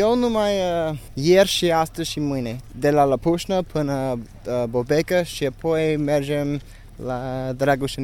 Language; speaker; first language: Romanian; non-native, learner; English